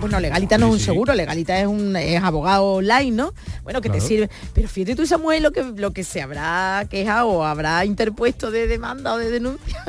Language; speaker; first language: Spanish; native; Spanish